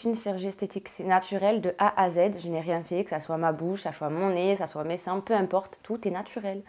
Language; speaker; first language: French; native; French